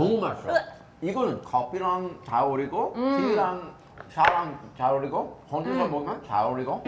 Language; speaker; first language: Korean; non-native, fluent; English